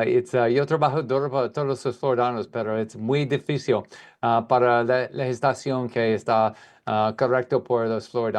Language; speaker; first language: Spanish; non-native, learner; English